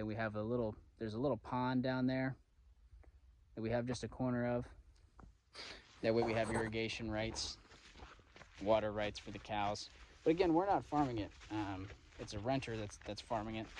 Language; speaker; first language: English; native; English